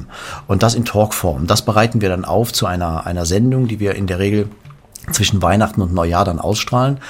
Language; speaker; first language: German; native; German